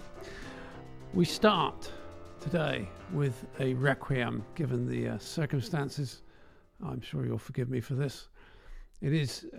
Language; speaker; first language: English; native; English